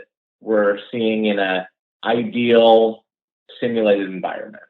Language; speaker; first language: English; native; English